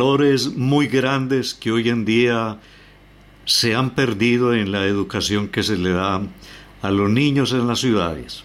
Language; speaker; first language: Spanish; native; Spanish